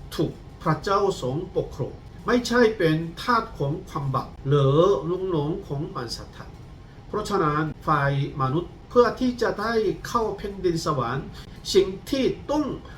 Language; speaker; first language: Thai; non-native, fluent; Korean